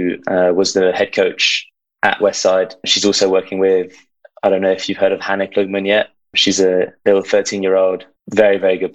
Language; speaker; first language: English; native; English